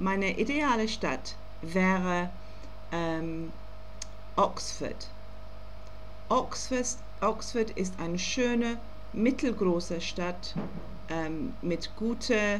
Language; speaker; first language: German; non-native, learner; English